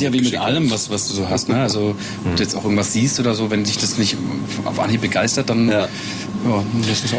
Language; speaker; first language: German; native; German